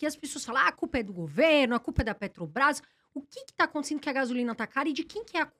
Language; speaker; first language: Portuguese; native; Portuguese